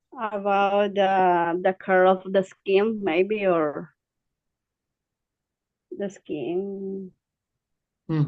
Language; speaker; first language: English; non-native, learner; Spanish